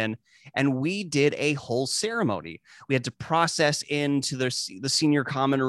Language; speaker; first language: English; native; English